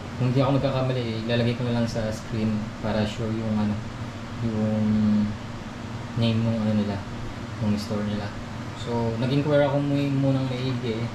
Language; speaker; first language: Filipino; non-native, local second language; Cebuano